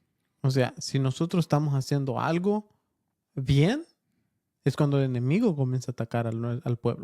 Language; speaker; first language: Spanish; early bilingual, heritage; Spanish